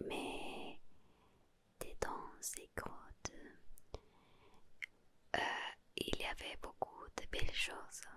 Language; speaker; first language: French; non-native, learner; Spanish